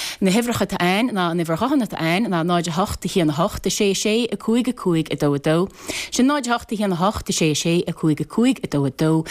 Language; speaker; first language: Irish; native; Irish